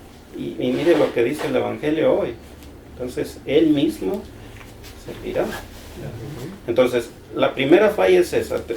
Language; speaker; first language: Spanish; native; Spanish